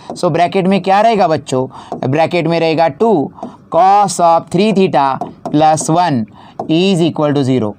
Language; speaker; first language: Hindi; non-native, local second language; Marathi